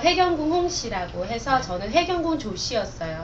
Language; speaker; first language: Korean; native; Korean